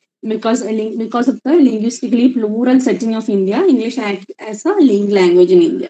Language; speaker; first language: English; non-native, local second language; Malayalam